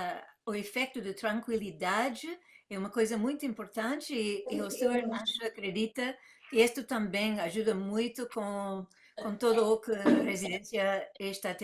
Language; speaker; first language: Portuguese; non-native, fluent; English